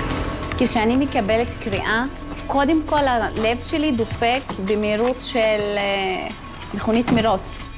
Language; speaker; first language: Hebrew; non-native, local second language; Arabic